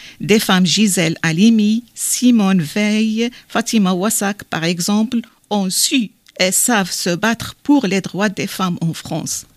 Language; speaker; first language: French; non-native, learner; Arabic